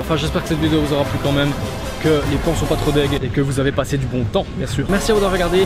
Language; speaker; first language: French; native; French